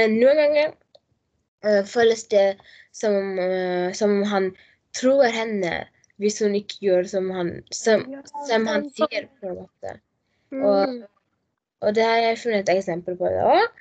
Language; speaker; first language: Norwegian; non-native, learner; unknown